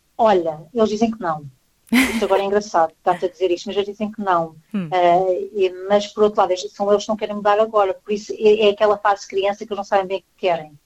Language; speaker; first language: Portuguese; native; Portuguese